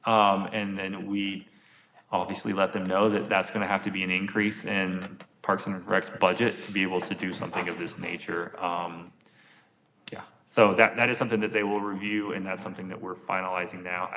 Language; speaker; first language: English; native; English